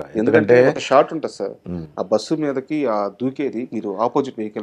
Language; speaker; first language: Telugu; native; Telugu